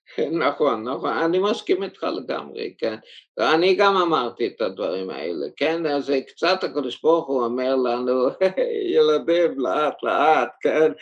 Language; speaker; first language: Hebrew; early bilingual, heritage; German